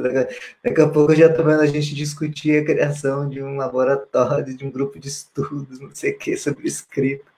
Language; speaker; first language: Portuguese; native; Portuguese